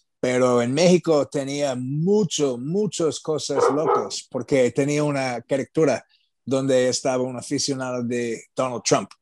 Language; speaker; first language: Spanish; non-native, learner; English